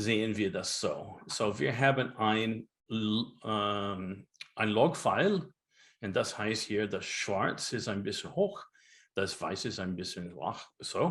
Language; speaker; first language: German; non-native, learner; English